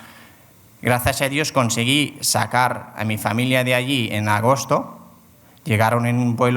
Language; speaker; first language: Spanish; non-native, fluent; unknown